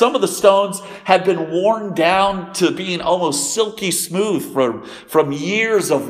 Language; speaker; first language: English; native; English